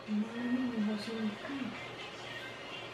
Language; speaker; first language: Korean; non-native, learner; Spanish